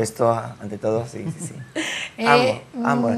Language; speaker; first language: Spanish; native; Spanish